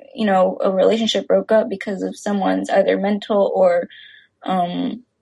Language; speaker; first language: English; native; English